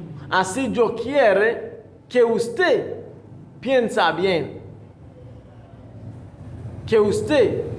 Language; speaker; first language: Spanish; non-native, fluent; Haitian Creole